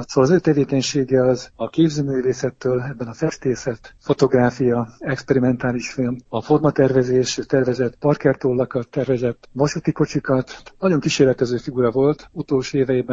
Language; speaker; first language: Hungarian; native; Hungarian